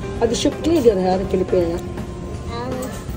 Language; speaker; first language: Swedish; non-native, fluent; Filipino